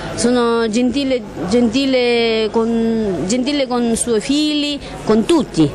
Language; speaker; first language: Italian; non-native, learner; Chinese